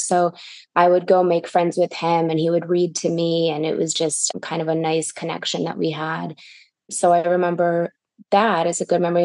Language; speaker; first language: English; early bilingual, other home language; Russian